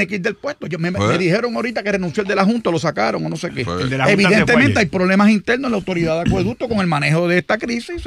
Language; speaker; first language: Spanish; native; Spanish